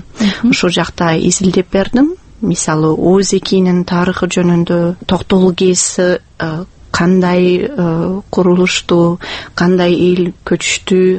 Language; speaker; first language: Kyrgyz; non-native, fluent; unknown